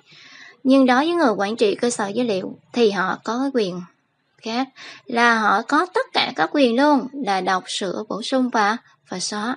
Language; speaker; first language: Vietnamese; native; Vietnamese